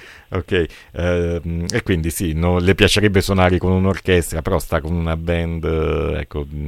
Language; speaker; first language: Italian; native; Italian